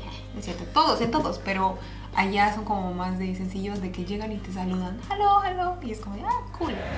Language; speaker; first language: Spanish; native; Spanish